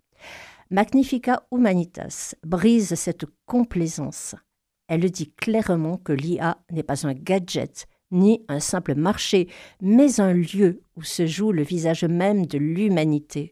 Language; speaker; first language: French; native; French